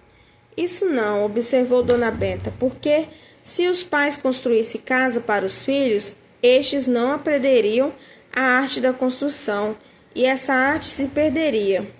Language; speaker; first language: Portuguese; native; Portuguese